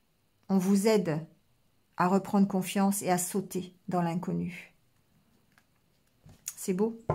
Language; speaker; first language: French; native; French